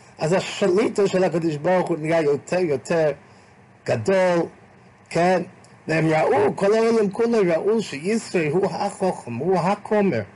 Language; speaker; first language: Hebrew; non-native, fluent; English